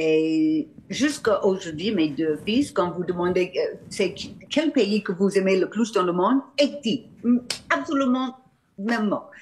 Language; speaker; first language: French; non-native, fluent; English